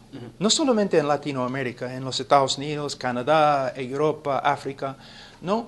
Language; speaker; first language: Spanish; non-native, fluent; English